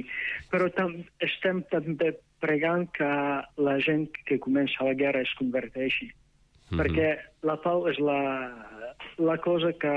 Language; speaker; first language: Catalan; non-native, fluent; Ukrainian